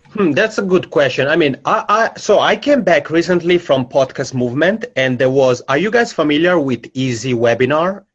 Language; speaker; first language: English; non-native, fluent; Italian